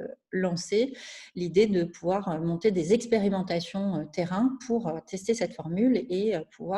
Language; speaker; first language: French; native; French